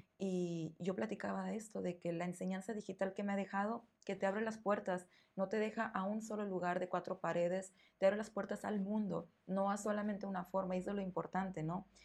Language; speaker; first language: Spanish; native; Spanish